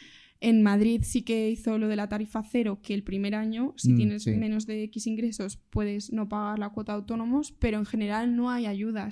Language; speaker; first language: Spanish; native; Spanish